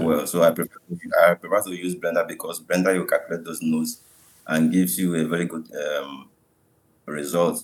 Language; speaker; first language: English; non-native, local second language; Igbo